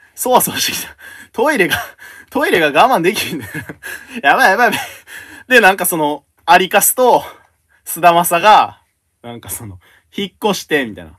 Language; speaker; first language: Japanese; native; Japanese